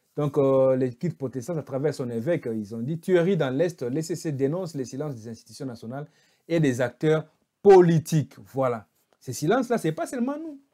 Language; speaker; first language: French; non-native, local second language; Lingala